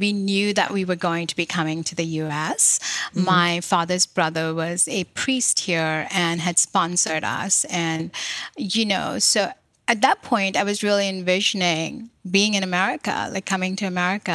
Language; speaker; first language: English; non-native, local second language; Malayalam